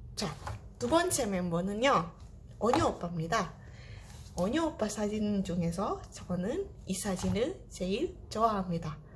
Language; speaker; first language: Korean; non-native, fluent; Indonesian